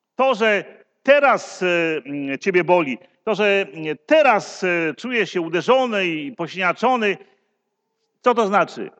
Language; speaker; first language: Polish; native; Polish